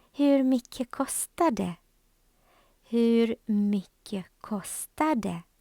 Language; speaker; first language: Swedish; non-native, fluent; Ukrainian